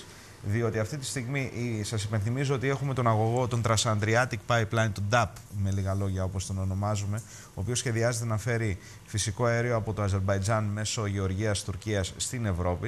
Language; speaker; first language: Greek; native; Greek